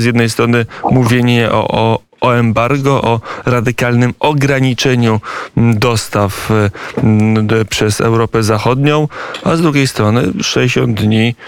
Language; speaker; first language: Polish; native; Polish